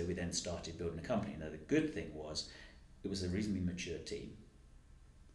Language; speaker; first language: English; native; English